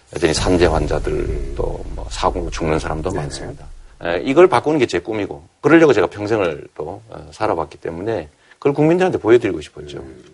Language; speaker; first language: Korean; native; Korean